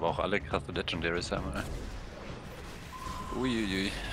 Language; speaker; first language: German; native; German